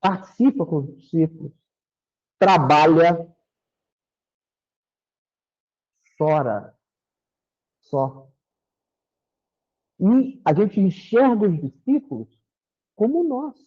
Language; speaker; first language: Portuguese; native; Portuguese